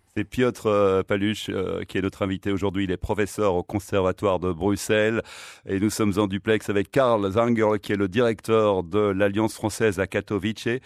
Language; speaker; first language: French; native; French